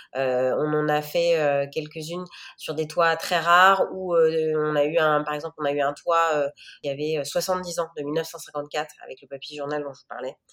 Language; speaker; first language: French; native; French